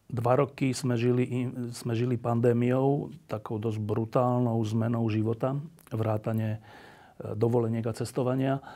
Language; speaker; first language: Slovak; native; Slovak